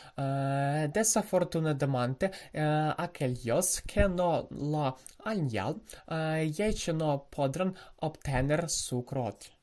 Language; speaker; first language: Spanish; non-native, learner; Ukrainian